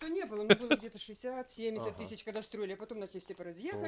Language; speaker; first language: Russian; native; Russian